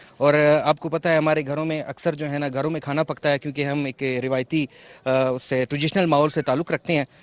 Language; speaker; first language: Urdu; non-native, local second language; Pashto